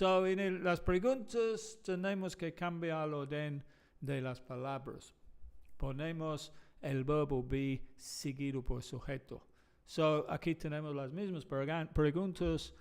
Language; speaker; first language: Spanish; non-native, fluent; English